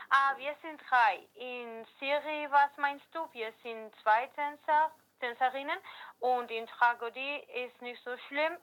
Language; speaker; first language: German; non-native, learner; Spanish